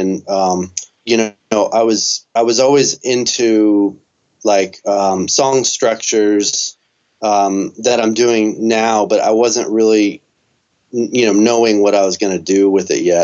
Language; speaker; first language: English; native; English